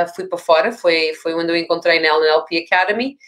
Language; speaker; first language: Portuguese; early bilingual, other home language; English